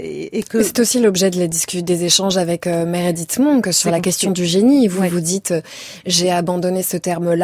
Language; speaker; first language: French; native; French